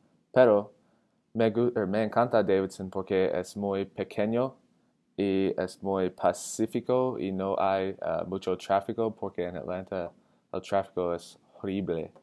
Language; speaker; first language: Spanish; non-native, learner; English